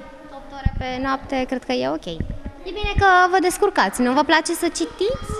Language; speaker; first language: Romanian; native; Romanian